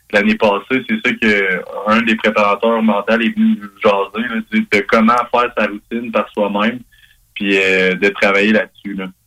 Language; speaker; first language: French; native; French